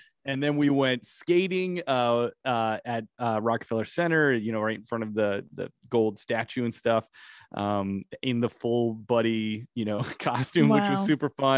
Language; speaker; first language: English; native; English